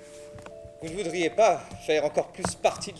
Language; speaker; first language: French; native; French